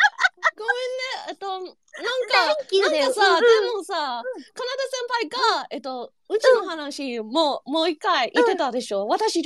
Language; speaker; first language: Japanese; non-native, learner; English